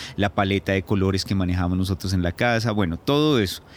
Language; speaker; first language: Spanish; native; Spanish